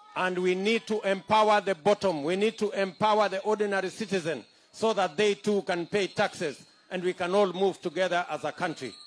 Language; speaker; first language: English; non-native, local second language; Kalenjin